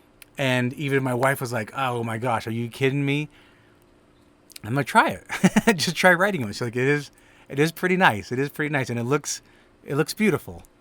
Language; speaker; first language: English; native; English